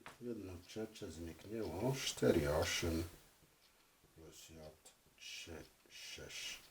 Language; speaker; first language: Polish; non-native, fluent; French